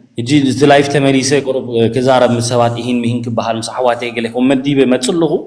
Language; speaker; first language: Tigrinya; early bilingual, heritage; Tigrinya